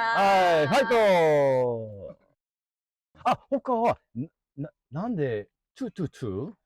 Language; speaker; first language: Japanese; non-native, learner; English